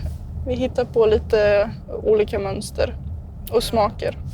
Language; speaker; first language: Swedish; early bilingual, other home language; Serbian